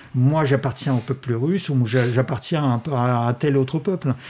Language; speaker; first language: French; non-native, fluent; Russian